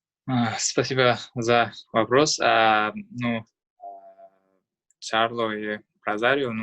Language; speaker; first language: Russian; non-native, learner; Uzbek